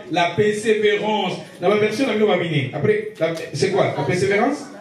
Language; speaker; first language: French; non-native, local second language; Lingala